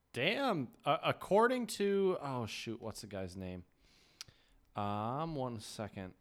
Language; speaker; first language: English; native; English